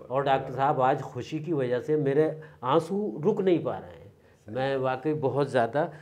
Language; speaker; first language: Hindi; native; Hindi